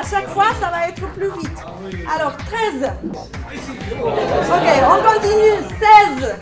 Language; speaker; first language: French; non-native, fluent; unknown